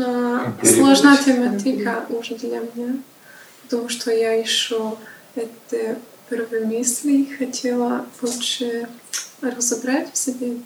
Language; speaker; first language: Russian; non-native, learner; Slovak